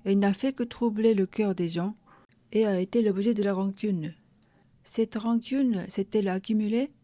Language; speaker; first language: French; non-native, fluent; Japanese